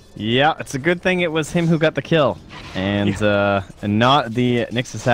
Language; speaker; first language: English; native; English